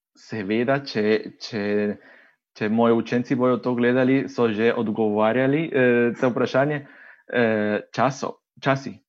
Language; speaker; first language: Slovenian; non-native, fluent; Spanish